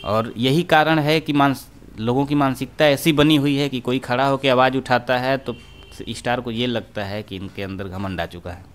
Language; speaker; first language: Hindi; native; Hindi